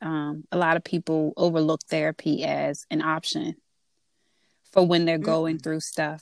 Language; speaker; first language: English; native; English